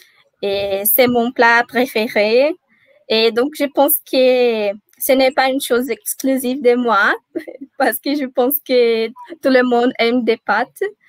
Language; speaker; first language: French; non-native, learner; Portuguese